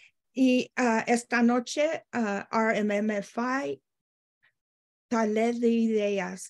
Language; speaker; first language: Spanish; non-native, learner; English